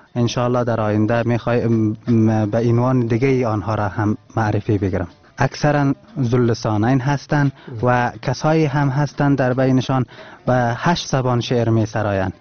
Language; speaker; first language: Persian; non-native, local second language; Turkmen